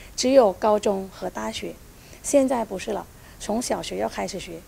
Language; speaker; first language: Chinese; non-native, fluent; Thai